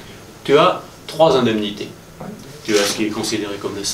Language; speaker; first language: French; native; French